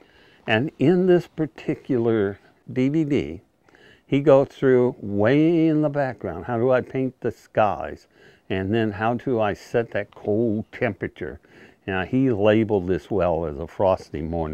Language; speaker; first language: English; native; English